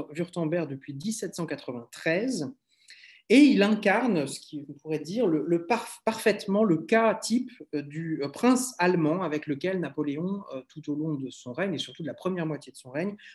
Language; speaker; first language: French; native; French